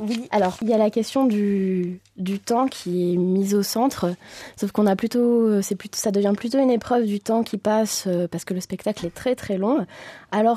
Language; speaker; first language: French; native; French